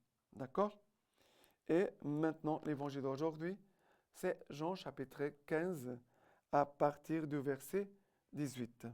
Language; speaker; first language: French; non-native, fluent; Portuguese